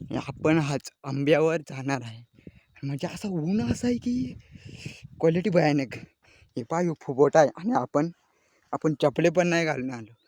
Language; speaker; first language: Marathi; non-native, local second language; Gondi